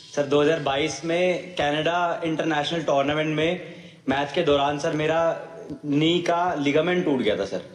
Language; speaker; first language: Hindi; native; Hindi